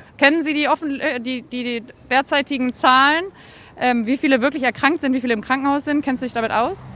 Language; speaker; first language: German; native; German